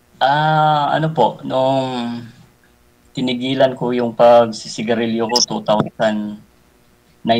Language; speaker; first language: Filipino; non-native, local second language; Cebuano